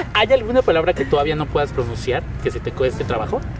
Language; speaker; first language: Spanish; native; Spanish